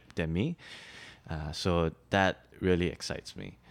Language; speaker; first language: English; non-native, local second language; Chinese